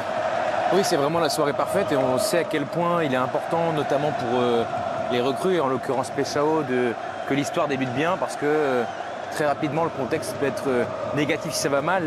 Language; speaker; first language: French; native; French